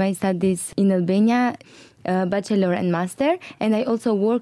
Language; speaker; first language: English; non-native, fluent; Albanian